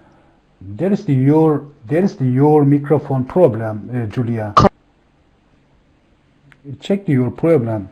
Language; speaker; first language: English; non-native, learner; Turkish